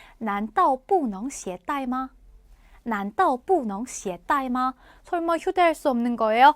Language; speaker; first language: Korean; native; Korean